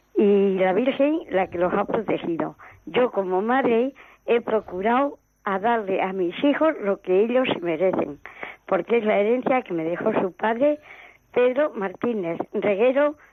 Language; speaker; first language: Spanish; native; Spanish